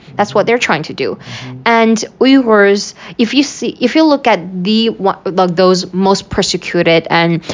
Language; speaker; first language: English; non-native, fluent; Uyghur